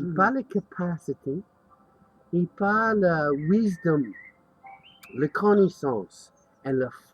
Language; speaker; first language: French; non-native, learner; English